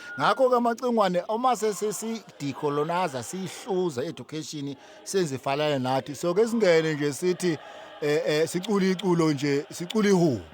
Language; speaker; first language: Zulu; native; Zulu